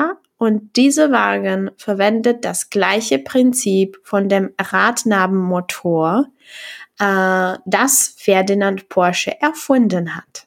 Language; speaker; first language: German; non-native, fluent; Czech